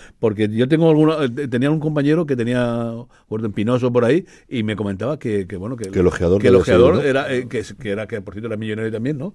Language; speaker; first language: Spanish; native; Spanish